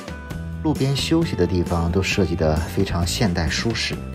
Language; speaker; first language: Chinese; native; Chinese